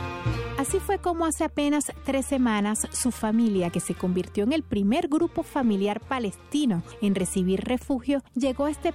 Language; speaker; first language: Spanish; native; Spanish